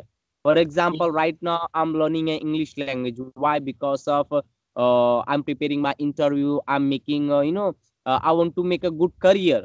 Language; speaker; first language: English; non-native, learner; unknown